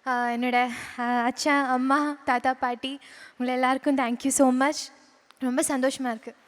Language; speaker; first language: Tamil; non-native, local second language; Malayalam